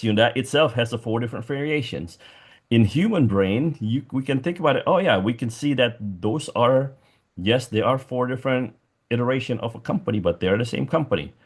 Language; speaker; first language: English; non-native, fluent; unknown